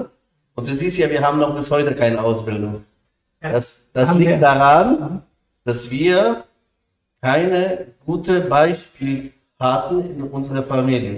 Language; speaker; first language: German; non-native, fluent; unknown